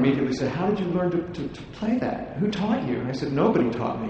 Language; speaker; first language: English; native; English